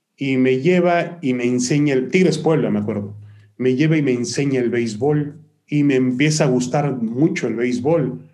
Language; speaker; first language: Spanish; early bilingual, other home language; Hebrew